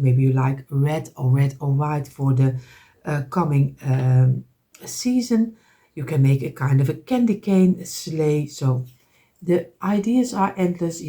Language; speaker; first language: English; non-native, fluent; Dutch